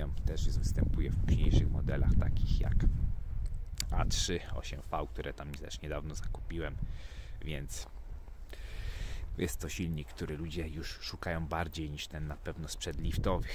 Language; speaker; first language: Polish; native; Polish